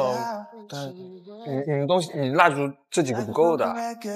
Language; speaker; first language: Chinese; native; Chinese